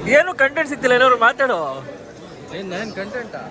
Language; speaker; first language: Kannada; native; Kannada